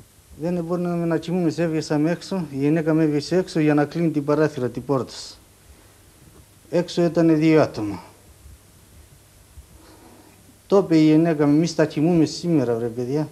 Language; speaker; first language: Greek; non-native, learner; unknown